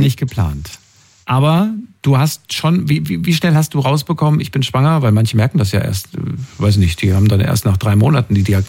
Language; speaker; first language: German; native; German